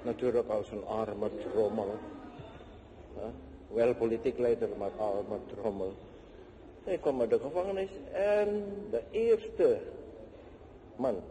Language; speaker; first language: Dutch; non-native, fluent; Indonesian